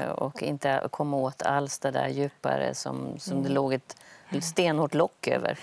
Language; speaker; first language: Swedish; native; Swedish